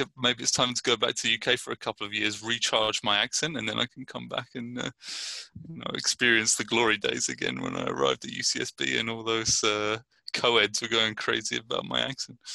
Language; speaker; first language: English; native; English